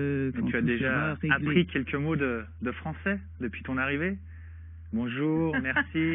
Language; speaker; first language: French; native; French